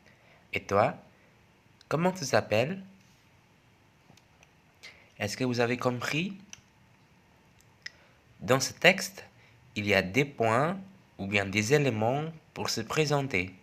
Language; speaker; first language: French; non-native, fluent; Indonesian